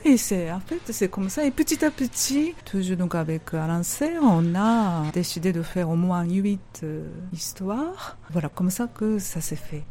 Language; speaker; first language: French; non-native, fluent; Japanese